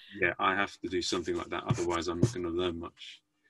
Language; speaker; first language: English; native; English